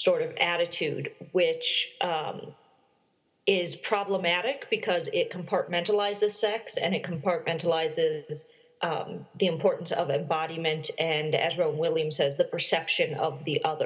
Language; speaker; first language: English; native; English